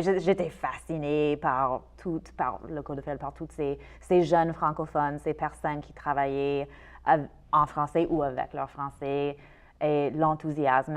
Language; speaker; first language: French; non-native, fluent; English